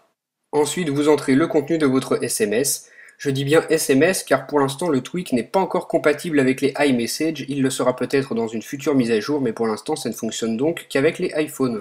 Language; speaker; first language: French; native; French